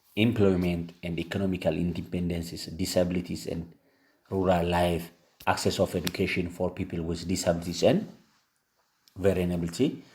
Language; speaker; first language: English; non-native, local second language; Amharic